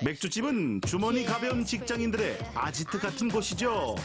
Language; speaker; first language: Korean; native; Korean